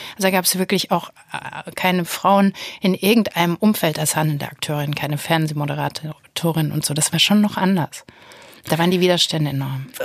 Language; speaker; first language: German; native; German